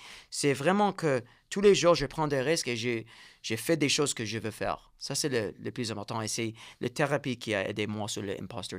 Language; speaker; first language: French; non-native, learner; English